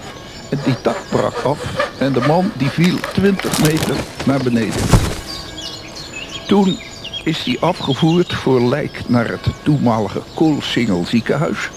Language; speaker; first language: Dutch; native; Dutch